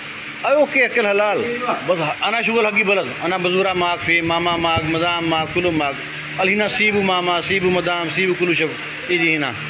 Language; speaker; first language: Arabic; non-native, learner; Urdu